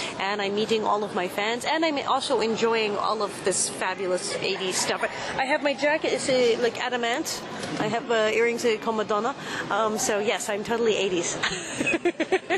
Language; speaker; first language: English; native; English